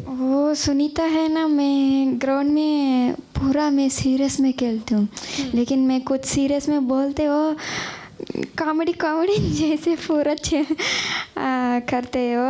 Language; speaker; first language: Hindi; non-native, local second language; Kannada